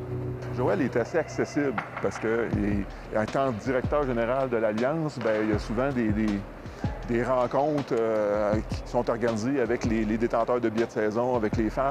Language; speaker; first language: French; native; French